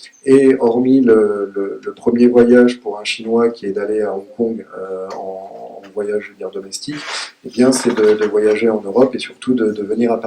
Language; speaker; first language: French; native; French